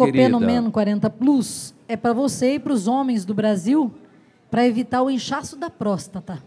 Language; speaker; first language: Portuguese; native; Portuguese